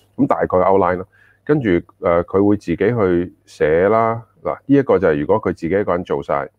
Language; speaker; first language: Cantonese; early bilingual, heritage; Cantonese